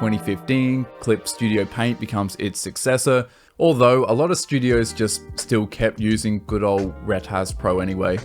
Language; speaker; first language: English; native; English